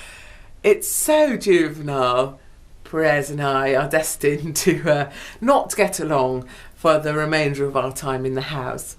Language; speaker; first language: English; native; English